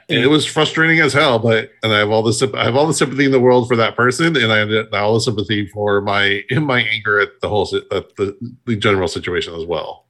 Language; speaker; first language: English; native; English